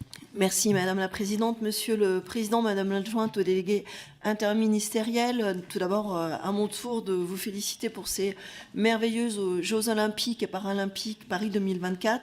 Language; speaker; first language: French; native; French